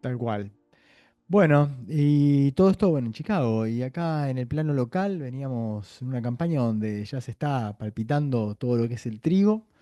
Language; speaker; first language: Spanish; native; Spanish